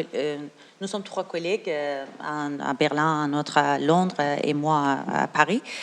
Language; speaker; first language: French; non-native, learner; Persian